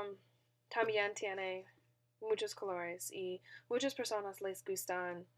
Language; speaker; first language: Spanish; non-native, learner; English